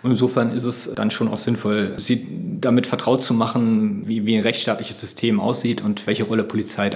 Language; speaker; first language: German; native; German